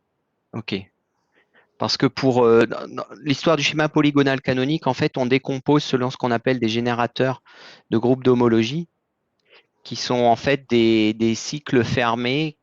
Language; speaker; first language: French; native; French